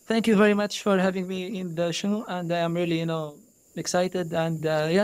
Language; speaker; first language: English; non-native, fluent; Arabic